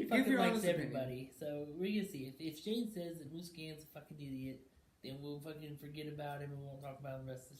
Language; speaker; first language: English; native; English